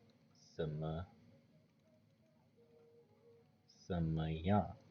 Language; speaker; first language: Chinese; non-native, learner; English